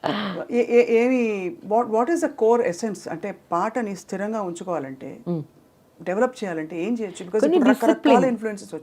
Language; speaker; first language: Telugu; native; Telugu